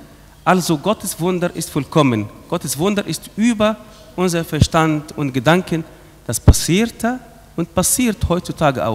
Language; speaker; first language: German; non-native, fluent; Arabic